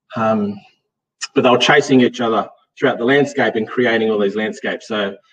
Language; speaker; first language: English; native; English